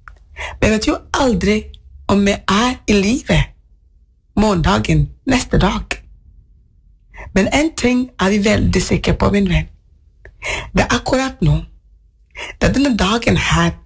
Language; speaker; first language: Norwegian; non-native, fluent; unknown